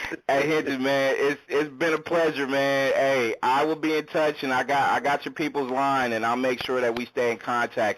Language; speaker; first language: English; native; English